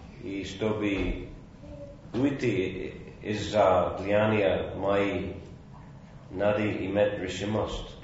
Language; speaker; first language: Russian; non-native, fluent; English